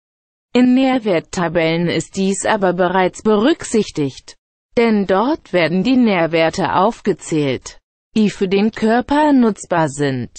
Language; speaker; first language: German; native; German